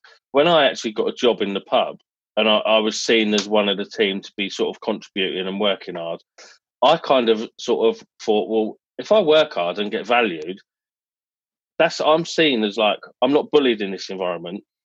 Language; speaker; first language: English; native; English